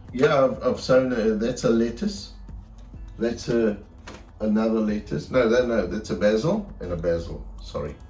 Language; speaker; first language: English; native; English